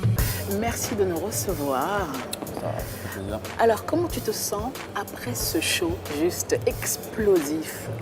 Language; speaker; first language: French; native; French